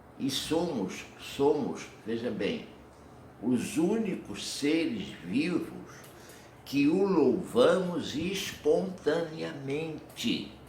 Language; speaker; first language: Portuguese; native; Portuguese